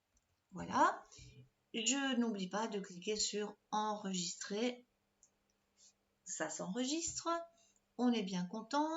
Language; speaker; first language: French; native; French